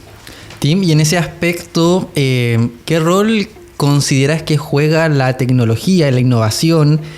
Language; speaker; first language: Spanish; native; Spanish